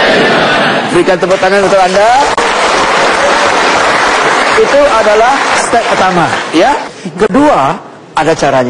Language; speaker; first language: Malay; non-native, local second language; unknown